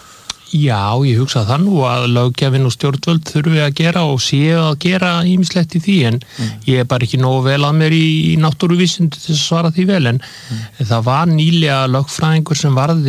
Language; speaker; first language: Icelandic; native; Icelandic